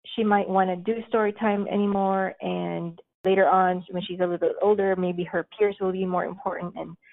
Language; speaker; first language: English; early bilingual, other home language; Filipino